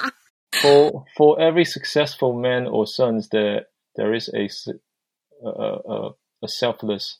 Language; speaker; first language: English; non-native, local second language; Cantonese